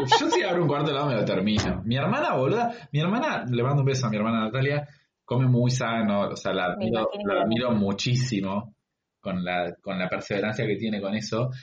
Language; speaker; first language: Spanish; native; Spanish